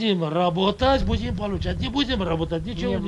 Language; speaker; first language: Russian; non-native, local second language; Armenian